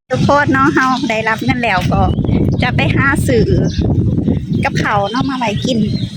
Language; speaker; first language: Thai; native; Thai